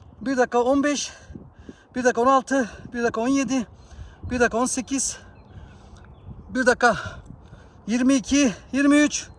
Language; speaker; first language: Turkish; early bilingual, heritage; Turkish